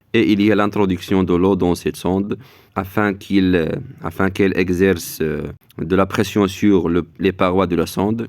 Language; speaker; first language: French; non-native, local second language; Arabic